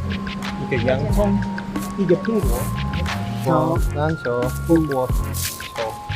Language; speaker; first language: Chinese; non-native, learner; English